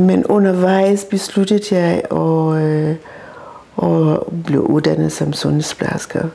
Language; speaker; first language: Danish; non-native, local second language; Masai